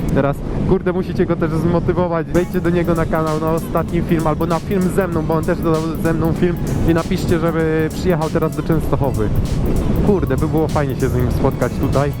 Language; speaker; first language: Polish; native; Polish